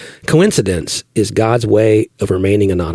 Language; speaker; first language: English; native; English